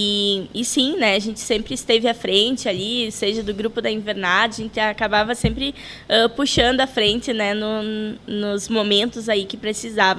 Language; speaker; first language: Portuguese; native; Portuguese